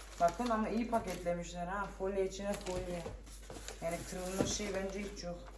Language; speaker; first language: Turkish; early bilingual, heritage; Turkish